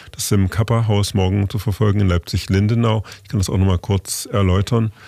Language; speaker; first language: German; native; German